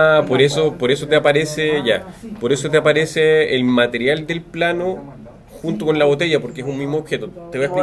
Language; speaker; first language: Spanish; native; Spanish